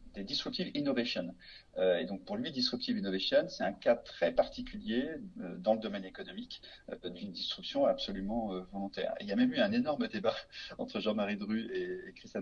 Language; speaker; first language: French; native; French